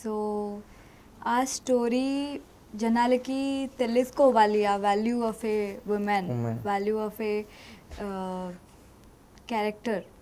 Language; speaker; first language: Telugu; non-native, local second language; Odia